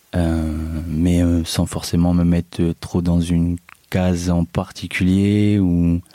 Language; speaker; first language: French; native; French